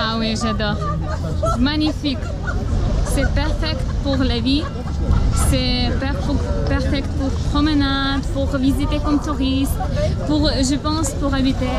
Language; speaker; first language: French; non-native, learner; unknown